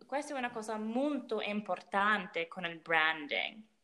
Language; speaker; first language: Italian; non-native, learner; English